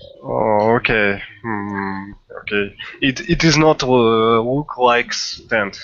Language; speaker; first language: English; non-native, learner; Russian